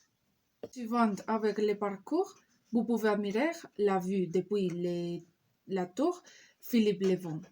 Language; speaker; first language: French; non-native, learner; Spanish